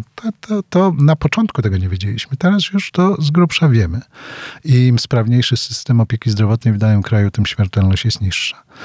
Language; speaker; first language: Polish; native; Polish